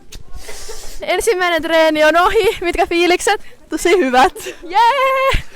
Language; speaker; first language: Finnish; native; Finnish